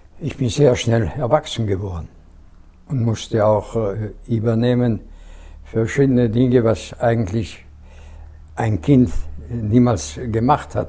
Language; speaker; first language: German; non-native, fluent; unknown